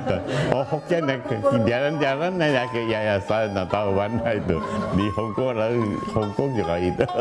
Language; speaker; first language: Indonesian; non-native, local second language; Min Nan Chinese